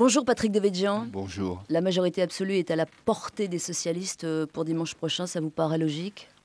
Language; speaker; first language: French; native; French